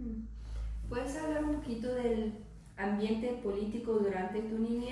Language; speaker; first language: Spanish; non-native, learner; English